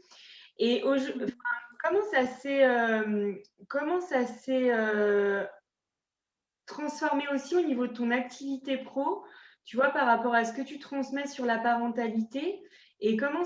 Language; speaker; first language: French; native; French